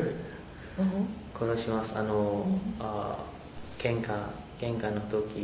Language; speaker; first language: Japanese; non-native, learner; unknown